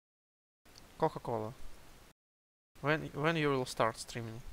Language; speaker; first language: English; non-native, learner; Russian